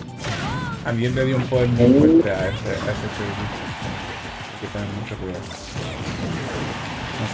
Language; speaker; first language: Spanish; native; Spanish